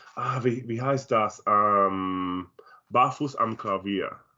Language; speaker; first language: German; non-native, learner; Spanish